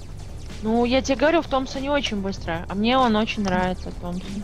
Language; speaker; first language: Russian; native; Russian